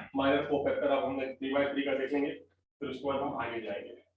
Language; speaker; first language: Hindi; non-native, local second language; Marathi